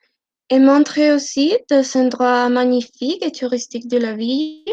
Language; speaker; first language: French; non-native, learner; Spanish